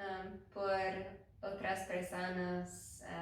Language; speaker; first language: Spanish; non-native, learner; English